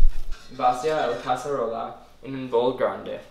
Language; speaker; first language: Spanish; non-native, learner; English